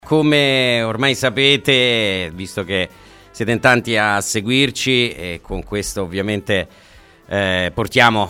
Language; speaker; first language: Italian; native; Italian